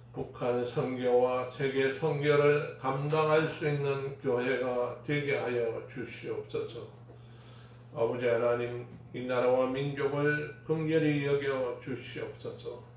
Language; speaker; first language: Korean; native; Korean